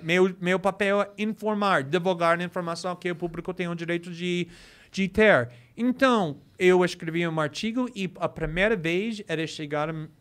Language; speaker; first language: Portuguese; non-native, fluent; English